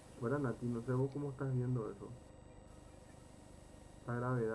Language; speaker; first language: Spanish; native; Spanish